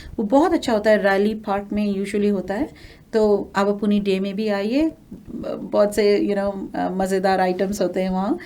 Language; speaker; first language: Hindi; non-native, local second language; Bangla